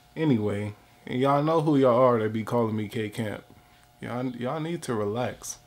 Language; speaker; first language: English; native; English